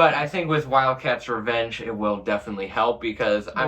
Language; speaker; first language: English; native; English